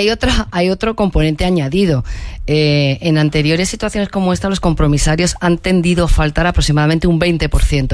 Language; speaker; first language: Spanish; native; Spanish